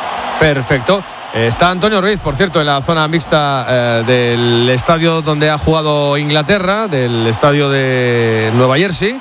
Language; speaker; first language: Spanish; native; Spanish